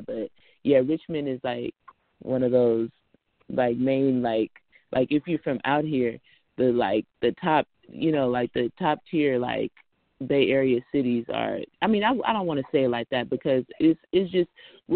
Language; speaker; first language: English; native; English